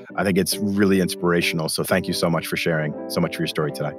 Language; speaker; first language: English; non-native, fluent; Spanish